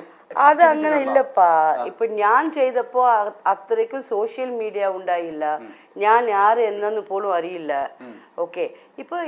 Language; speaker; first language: Malayalam; non-native, local second language; Tamil